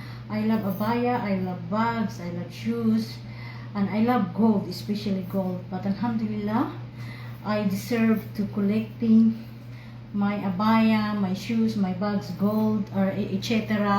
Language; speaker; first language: English; non-native, learner; Filipino